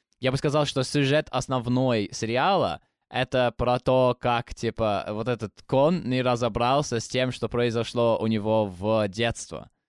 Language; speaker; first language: Russian; non-native, fluent; English